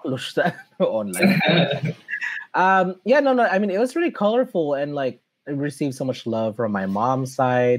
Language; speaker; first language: English; early bilingual, other home language; Filipino